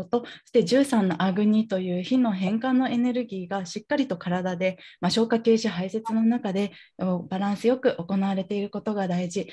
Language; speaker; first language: Japanese; native; Japanese